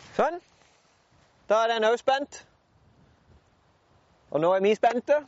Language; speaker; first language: Norwegian; native; Norwegian